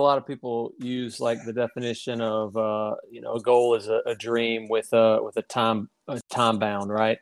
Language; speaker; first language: English; native; English